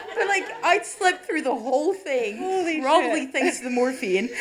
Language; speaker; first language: English; non-native, fluent; French